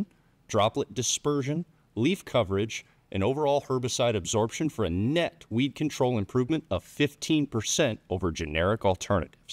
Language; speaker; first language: English; native; English